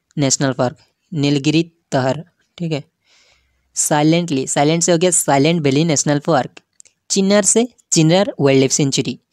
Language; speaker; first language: Hindi; non-native, local second language; Odia